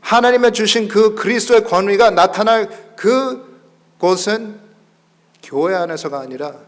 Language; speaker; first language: Korean; early bilingual, heritage; Korean